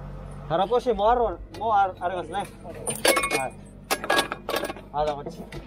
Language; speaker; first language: Japanese; non-native, learner; Cebuano